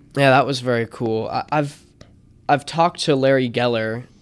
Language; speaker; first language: English; native; English